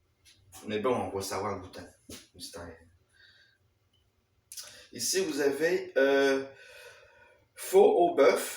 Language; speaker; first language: French; native; French